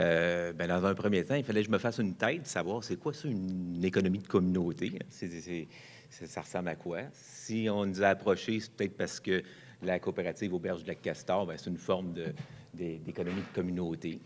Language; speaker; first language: French; native; French